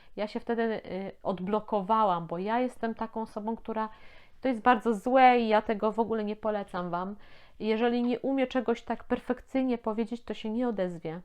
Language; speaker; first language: Polish; native; Polish